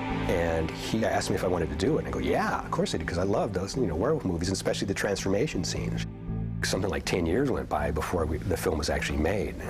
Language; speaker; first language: English; native; English